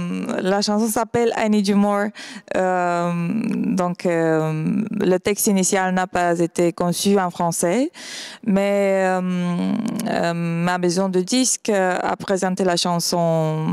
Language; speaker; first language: French; non-native, fluent; Romanian